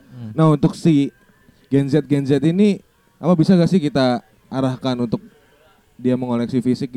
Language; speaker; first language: Indonesian; native; Indonesian